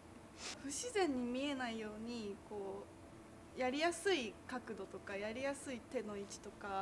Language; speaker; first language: Japanese; native; Japanese